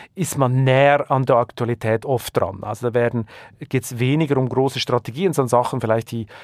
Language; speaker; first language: German; native; German